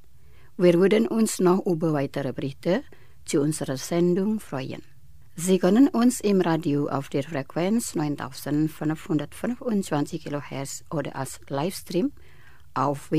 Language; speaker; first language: German; non-native, fluent; Indonesian